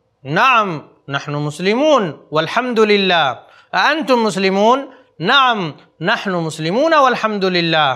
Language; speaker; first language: Arabic; non-native, fluent; Urdu